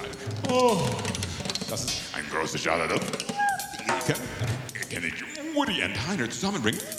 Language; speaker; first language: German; non-native, learner; English